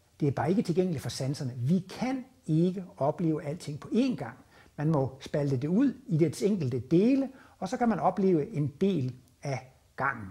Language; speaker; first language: Danish; native; Danish